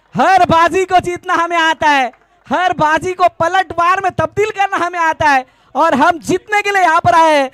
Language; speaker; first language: Hindi; non-native, local second language; Marathi